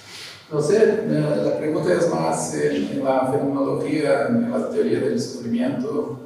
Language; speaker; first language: Spanish; non-native, learner; Portuguese